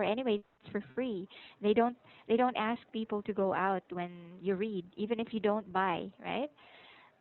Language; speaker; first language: English; non-native, local second language; Filipino